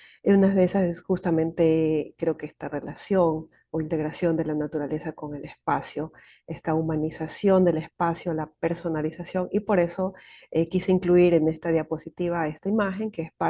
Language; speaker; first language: Spanish; native; Spanish